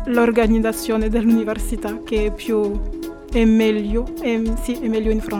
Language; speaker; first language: Italian; non-native, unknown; French